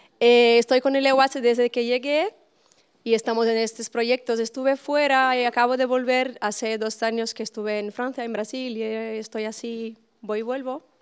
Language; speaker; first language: Spanish; non-native, fluent; Portuguese